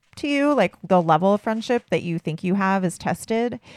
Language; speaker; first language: English; native; English